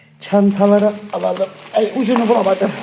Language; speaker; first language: Turkish; native; Turkish